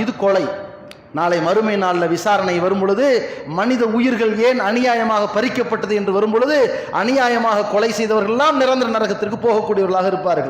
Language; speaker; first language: Tamil; native; Tamil